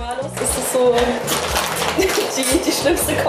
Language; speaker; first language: German; native; German